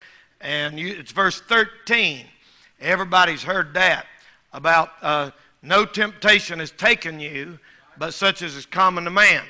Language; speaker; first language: English; native; English